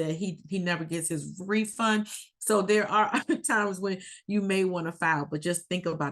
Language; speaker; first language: English; native; English